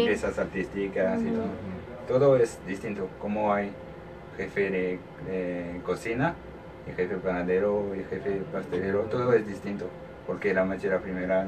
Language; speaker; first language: Spanish; non-native, learner; French